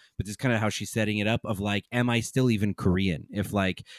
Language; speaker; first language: English; native; English